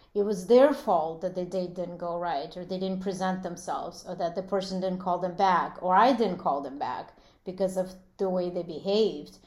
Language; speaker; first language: English; early bilingual, other home language; Latvian